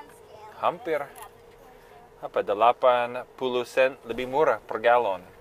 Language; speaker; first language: Indonesian; non-native, fluent; English